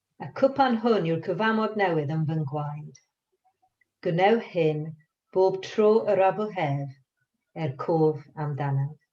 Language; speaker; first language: Welsh; non-native, local second language; English